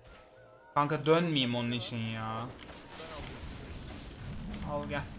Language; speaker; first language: Turkish; native; Turkish